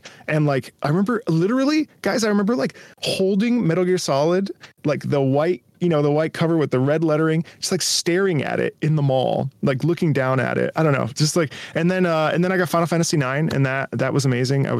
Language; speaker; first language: English; early bilingual, other home language; Italian